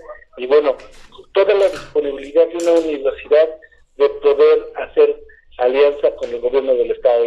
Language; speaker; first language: Spanish; native; Spanish